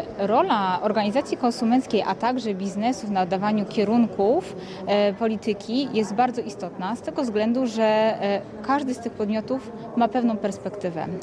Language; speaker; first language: Polish; native; Polish